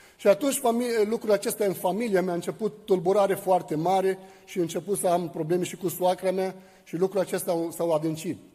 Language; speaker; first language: Romanian; non-native, fluent; Arabic